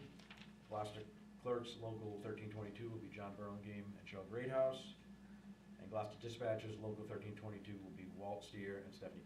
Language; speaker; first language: English; native; English